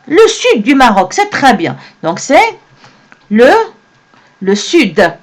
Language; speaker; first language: French; non-native, local second language; Arabic